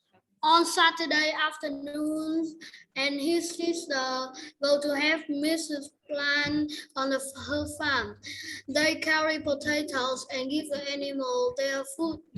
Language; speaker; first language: English; non-native, learner; Vietnamese